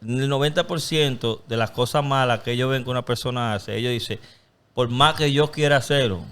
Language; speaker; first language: Spanish; early bilingual, other home language; English